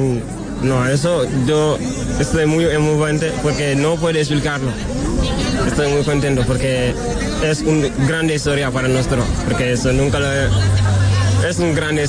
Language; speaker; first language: Spanish; non-native, learner; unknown